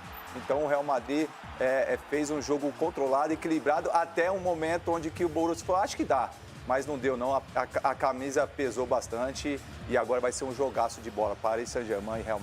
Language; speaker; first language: Portuguese; native; Portuguese